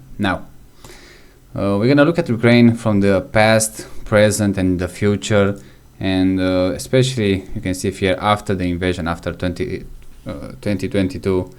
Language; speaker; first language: English; non-native, fluent; Romanian